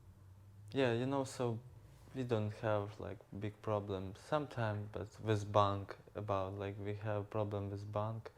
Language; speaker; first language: English; non-native, learner; Ukrainian